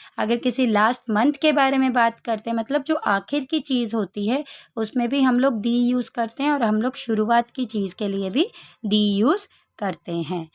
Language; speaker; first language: Hindi; native; Hindi